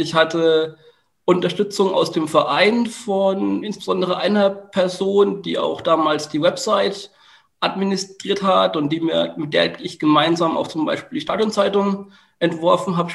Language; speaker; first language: German; native; German